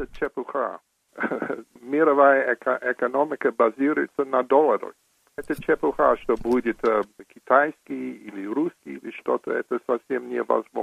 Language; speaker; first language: Russian; non-native, fluent; English